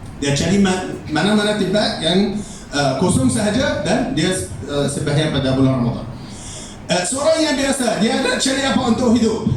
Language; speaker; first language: Malay; non-native, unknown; Arabic